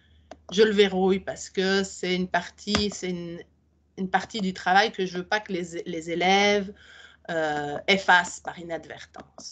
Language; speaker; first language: French; native; French